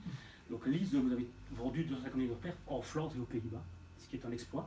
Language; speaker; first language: French; native; French